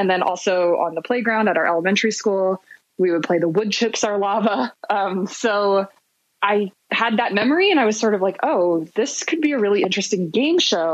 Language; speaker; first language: English; native; English